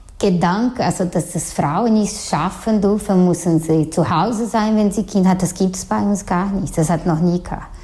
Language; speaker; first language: German; non-native, fluent; Portuguese